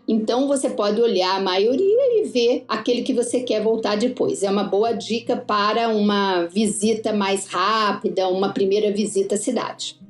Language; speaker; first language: Portuguese; native; Portuguese